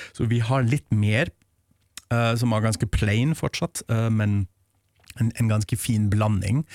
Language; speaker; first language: Norwegian; non-native, fluent; German